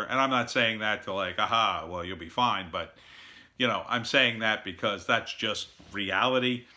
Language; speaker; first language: English; native; English